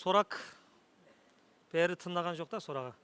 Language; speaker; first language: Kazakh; non-native, learner; Turkish